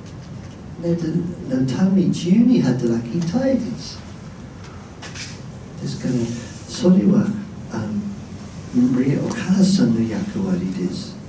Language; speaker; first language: Japanese; non-native, fluent; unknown